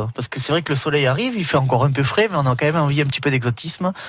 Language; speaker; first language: French; native; French